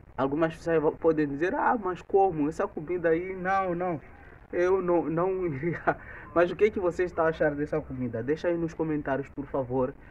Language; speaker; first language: Portuguese; non-native, local second language; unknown